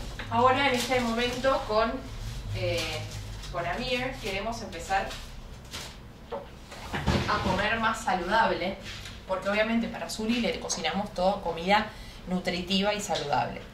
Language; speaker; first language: Spanish; native; Spanish